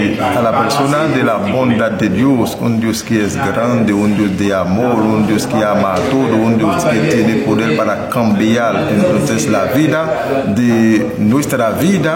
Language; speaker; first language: Spanish; non-native, fluent; Haitian Creole